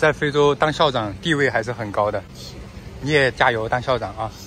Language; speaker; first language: Chinese; native; Chinese